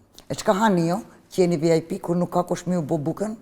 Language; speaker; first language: Albanian; native; Albanian